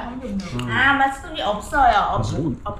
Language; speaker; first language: Korean; non-native, learner; Vietnamese